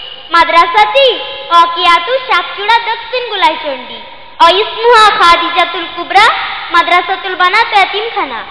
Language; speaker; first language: Arabic; non-native, learner; Bangla